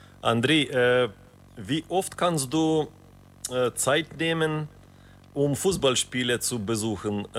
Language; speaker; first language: German; non-native, fluent; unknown